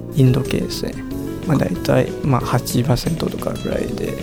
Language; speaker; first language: Japanese; non-native, fluent; Chinese